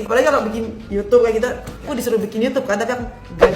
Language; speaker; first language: Indonesian; native; Indonesian